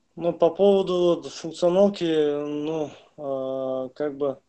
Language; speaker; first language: Russian; non-native, local second language; Kazakh